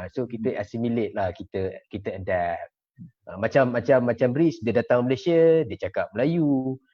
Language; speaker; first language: Malay; native; Malay